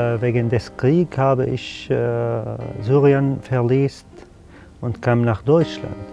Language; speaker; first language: German; non-native, learner; Arabic